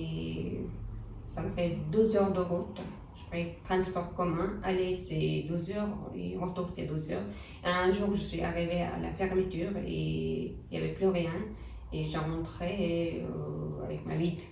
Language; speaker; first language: French; non-native, learner; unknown